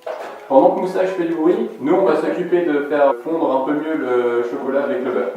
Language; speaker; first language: French; native; French